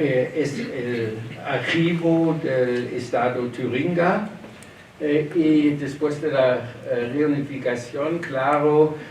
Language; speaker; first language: Spanish; non-native, learner; German